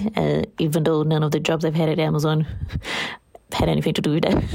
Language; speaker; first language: English; non-native, fluent; Portuguese